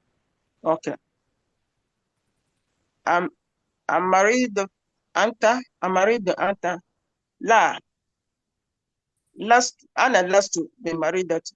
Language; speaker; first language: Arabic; non-native, learner; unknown